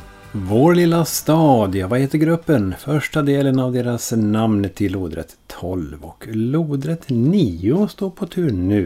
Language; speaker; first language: Swedish; native; Swedish